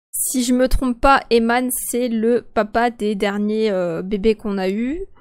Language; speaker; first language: French; native; French